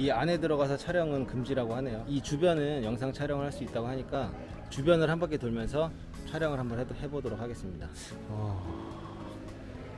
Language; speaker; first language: Korean; native; Korean